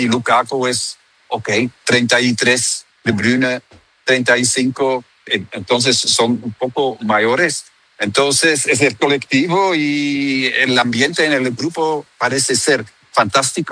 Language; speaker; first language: Spanish; non-native, learner; Dutch